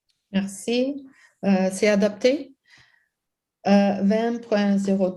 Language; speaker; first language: French; non-native, local second language; English